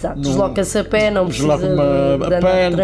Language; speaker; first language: Portuguese; native; Portuguese